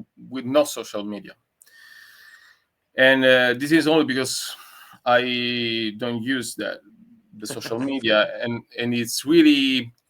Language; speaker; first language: English; non-native, learner; Italian